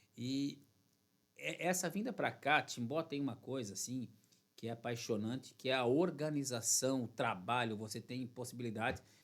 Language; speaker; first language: Portuguese; native; Portuguese